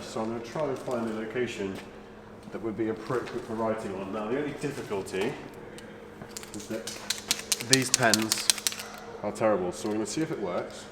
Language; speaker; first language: English; native; English